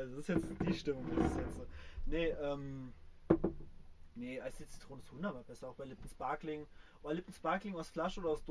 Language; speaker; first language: German; native; German